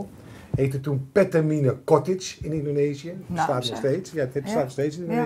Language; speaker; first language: Dutch; native; Dutch